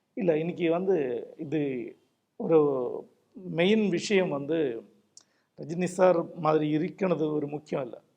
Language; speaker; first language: Tamil; non-native, local second language; Malayalam